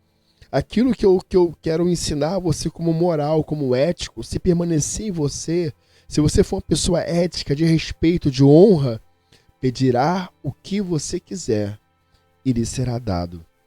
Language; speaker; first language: Portuguese; native; Portuguese